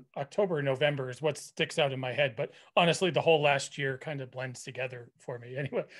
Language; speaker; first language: English; native; English